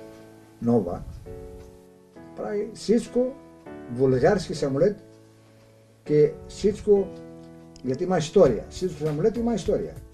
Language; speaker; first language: Bulgarian; non-native, learner; Greek